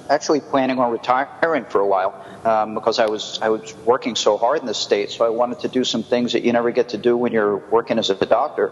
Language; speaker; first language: English; native; English